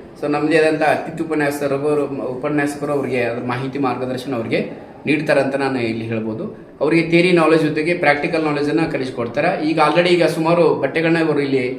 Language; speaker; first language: Kannada; native; Kannada